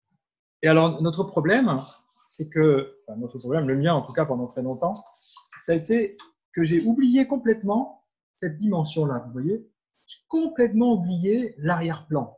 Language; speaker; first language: French; native; French